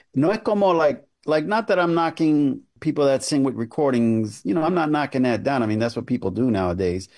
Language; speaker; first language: English; early bilingual, other home language; Spanish